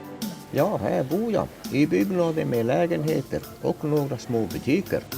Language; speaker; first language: Swedish; native; Swedish